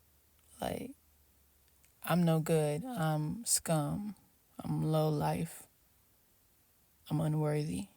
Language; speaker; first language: English; native; English